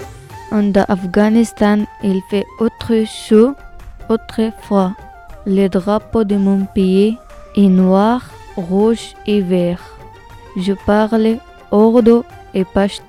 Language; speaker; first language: French; non-native, learner; Pashto